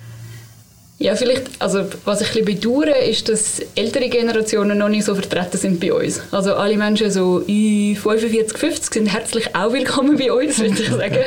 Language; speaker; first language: German; native; German